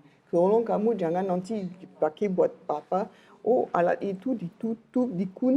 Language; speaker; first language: Indonesian; non-native, learner; French